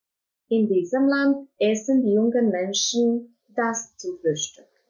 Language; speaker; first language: German; non-native, fluent; Croatian